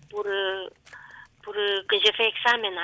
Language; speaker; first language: French; non-native, learner; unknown